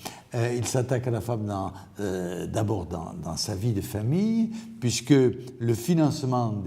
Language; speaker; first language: French; native; French